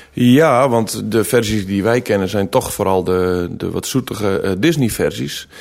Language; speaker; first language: Dutch; non-native, local second language; Western Frisian